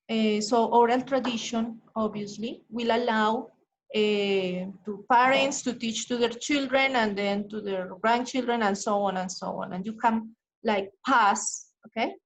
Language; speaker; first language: English; non-native, fluent; Spanish